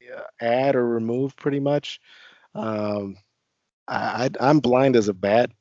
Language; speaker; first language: English; native; English